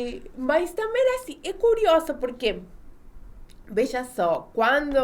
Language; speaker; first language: Portuguese; non-native, fluent; Spanish